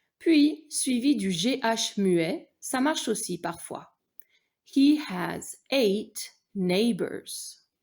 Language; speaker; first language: French; non-native, fluent; English